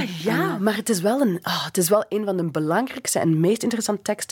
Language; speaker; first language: Dutch; non-native, fluent; English